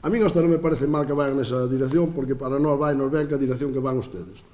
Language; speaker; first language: Spanish; non-native, local second language; Galician